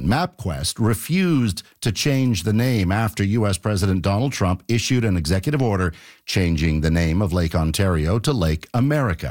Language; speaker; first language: English; native; English